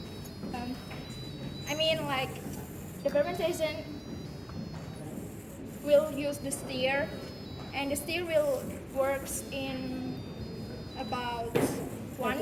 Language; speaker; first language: English; non-native, learner; Indonesian